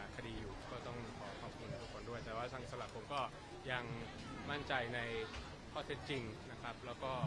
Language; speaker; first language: Thai; native; Thai